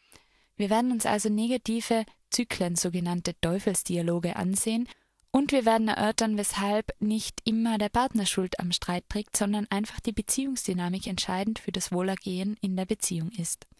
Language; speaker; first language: German; native; German